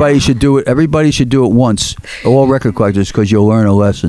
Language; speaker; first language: English; native; English